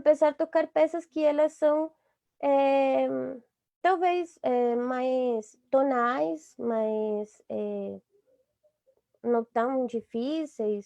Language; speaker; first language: Portuguese; non-native, fluent; Spanish